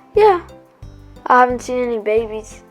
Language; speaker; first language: English; early bilingual, other home language; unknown